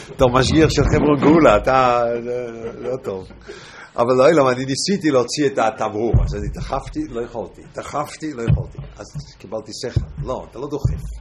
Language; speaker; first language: Hebrew; non-native, fluent; English